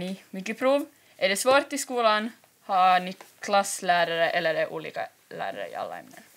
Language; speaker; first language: Swedish; native; Swedish